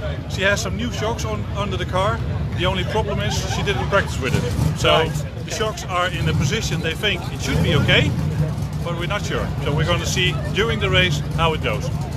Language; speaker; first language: English; non-native, fluent; Dutch